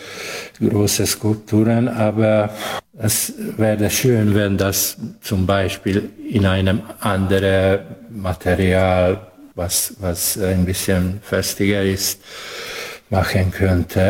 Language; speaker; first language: German; non-native, local second language; Hungarian